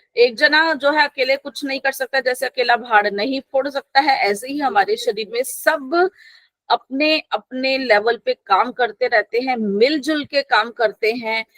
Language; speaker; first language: Hindi; native; Hindi